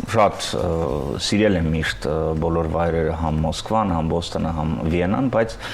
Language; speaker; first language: Armenian; early bilingual, heritage; Armenian